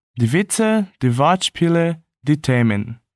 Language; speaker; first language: German; non-native, fluent; Portuguese